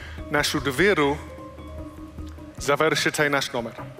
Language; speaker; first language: Ukrainian; non-native, learner; English